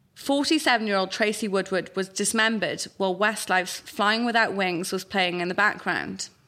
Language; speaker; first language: English; native; English